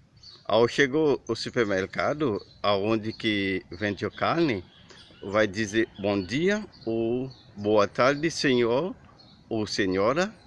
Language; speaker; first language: Portuguese; non-native, learner; Haitian Creole